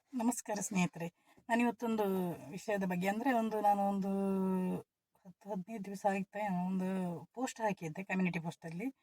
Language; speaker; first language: Kannada; non-native, local second language; Tulu